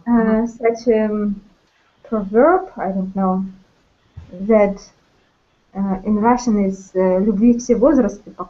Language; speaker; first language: English; non-native, learner; Russian